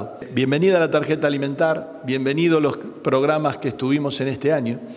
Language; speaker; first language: Spanish; native; Spanish